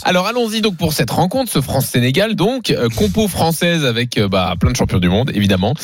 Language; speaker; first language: French; native; French